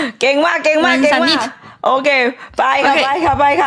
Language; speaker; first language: Thai; non-native, fluent; Korean